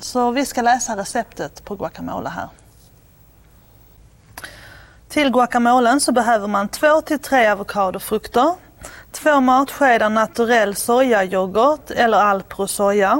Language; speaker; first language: Swedish; native; Swedish